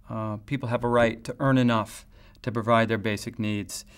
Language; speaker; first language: English; native; English